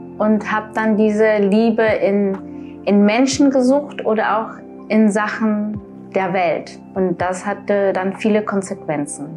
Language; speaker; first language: German; early bilingual, other home language; Spanish